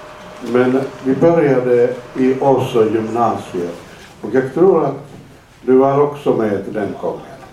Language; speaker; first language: Swedish; non-native, fluent; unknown